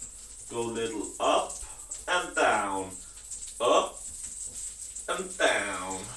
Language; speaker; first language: English; non-native, learner; Danish